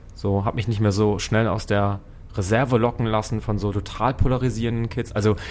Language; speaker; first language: German; native; German